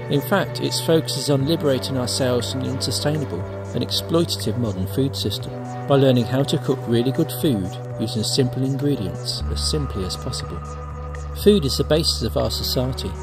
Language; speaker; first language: English; native; English